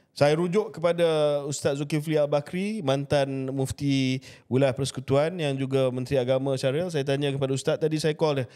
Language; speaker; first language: Malay; native; Malay